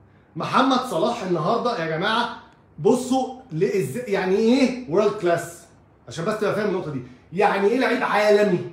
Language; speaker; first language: Arabic; native; Arabic